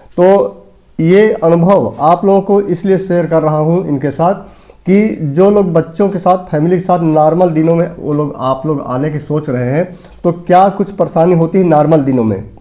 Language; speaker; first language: Hindi; native; Hindi